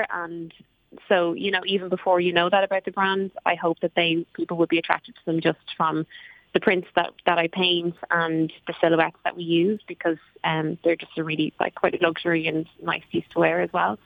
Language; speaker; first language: English; native; English